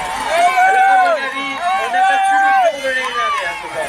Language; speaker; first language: French; native; French